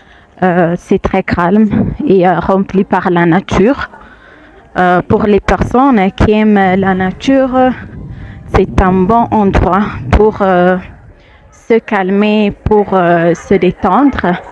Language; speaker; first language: French; non-native, fluent; Amharic